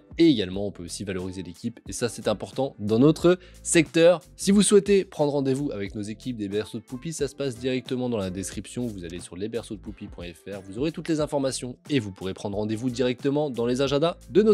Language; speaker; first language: French; native; French